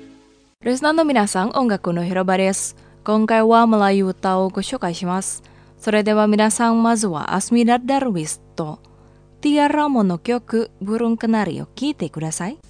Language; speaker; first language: Japanese; non-native, fluent; Indonesian